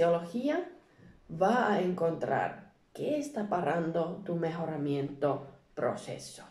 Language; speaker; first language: Spanish; non-native, learner; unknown